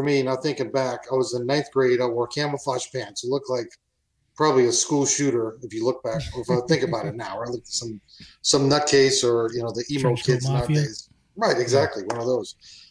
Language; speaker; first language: English; non-native, fluent; German